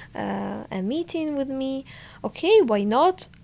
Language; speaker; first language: English; non-native, fluent; Ukrainian